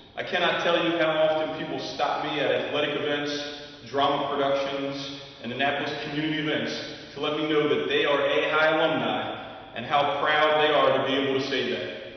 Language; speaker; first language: English; native; English